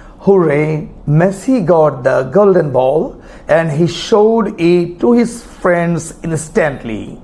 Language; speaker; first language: English; non-native, local second language; Bangla